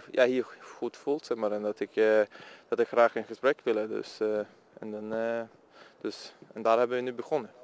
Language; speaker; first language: Dutch; non-native, fluent; Swedish